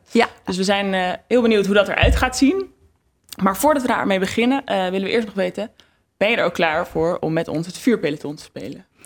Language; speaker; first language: Dutch; native; Dutch